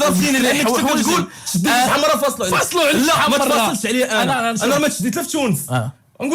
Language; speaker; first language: Arabic; native; Arabic